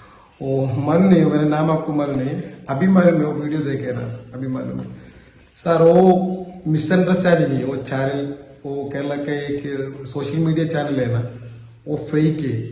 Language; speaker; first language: Hindi; non-native, local second language; Malayalam